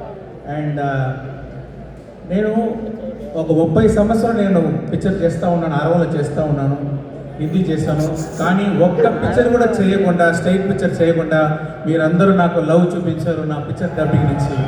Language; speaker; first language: Telugu; non-native, local second language; Tamil